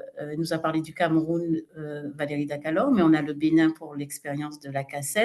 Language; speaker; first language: French; native; French